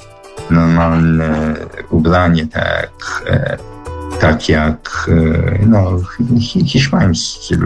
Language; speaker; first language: Polish; early bilingual, heritage; Polish